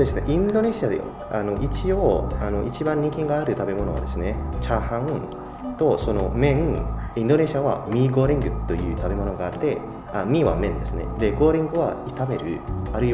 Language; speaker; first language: Japanese; non-native, fluent; Indonesian